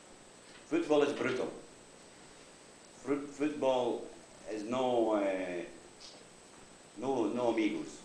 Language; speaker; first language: Spanish; non-native, learner; English